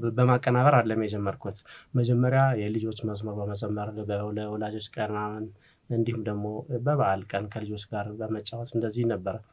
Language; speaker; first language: Amharic; non-native, local second language; Tigrinya